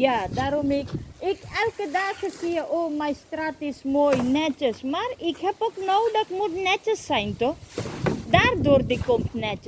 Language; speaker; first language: Dutch; non-native, learner; Hindi